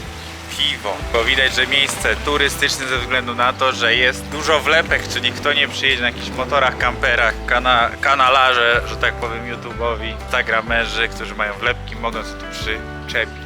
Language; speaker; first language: Polish; native; Polish